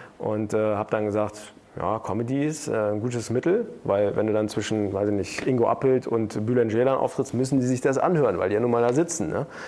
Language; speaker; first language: German; early bilingual, other home language; Turkish